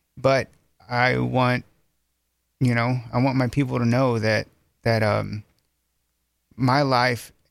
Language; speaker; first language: English; native; English